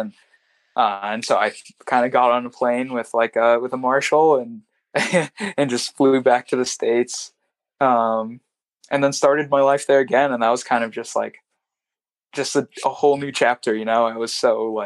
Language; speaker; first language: English; non-native, local second language; Swahili